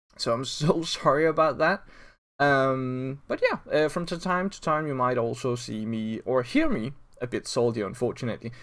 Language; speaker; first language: English; non-native, fluent; Danish